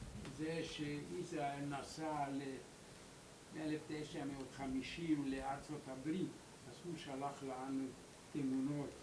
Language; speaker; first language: Hebrew; non-native, learner; German